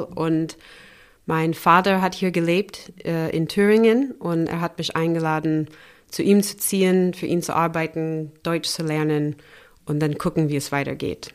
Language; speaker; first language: German; non-native, fluent; English